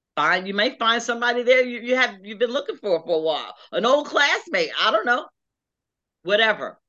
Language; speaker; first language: English; native; English